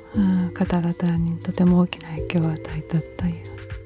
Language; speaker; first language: Japanese; early bilingual, heritage; Japanese